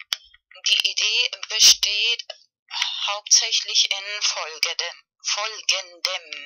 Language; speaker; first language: German; non-native, fluent; Spanish